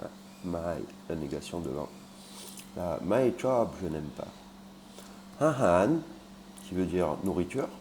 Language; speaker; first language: French; native; French